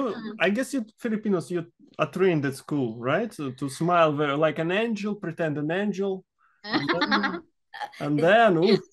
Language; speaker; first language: English; non-native, fluent; Russian